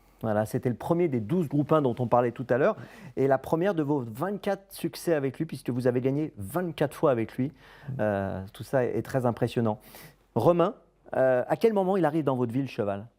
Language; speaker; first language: French; native; French